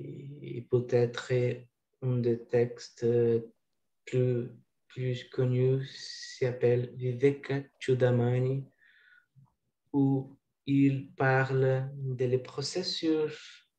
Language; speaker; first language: French; non-native, learner; Portuguese